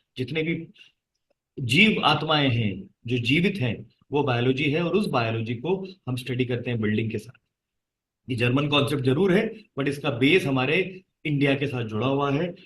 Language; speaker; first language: Hindi; native; Hindi